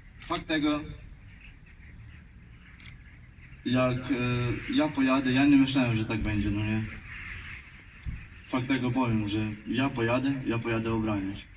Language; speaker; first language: Polish; non-native, learner; Ukrainian